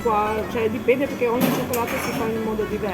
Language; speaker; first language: Italian; native; Italian